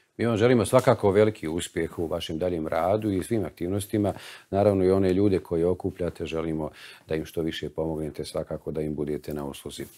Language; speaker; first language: Bosnian; native; Bosnian